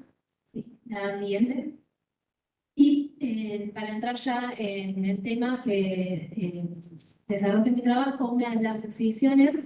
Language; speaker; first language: Spanish; native; Spanish